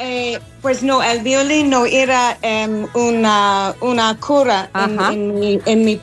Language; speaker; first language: Spanish; non-native, learner; English